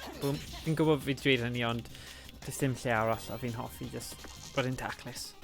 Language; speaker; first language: Welsh; native; Welsh